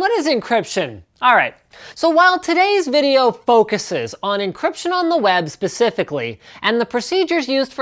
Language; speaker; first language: English; native; English